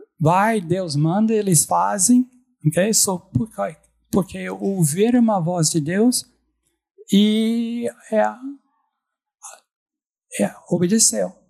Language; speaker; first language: Portuguese; non-native, fluent; English